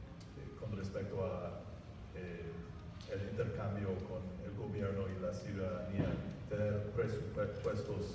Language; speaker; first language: Spanish; non-native, fluent; English